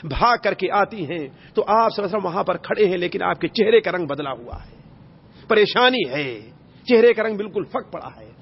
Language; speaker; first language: Urdu; native; Urdu